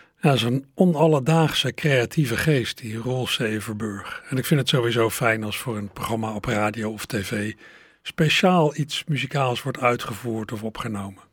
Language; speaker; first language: Dutch; native; Dutch